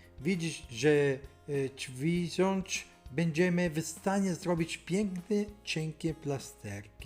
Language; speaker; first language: Polish; non-native, learner; Italian